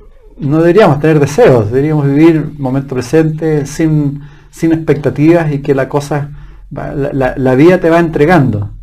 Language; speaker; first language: Spanish; native; Spanish